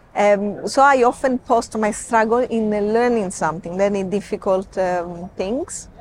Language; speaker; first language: English; non-native, fluent; Italian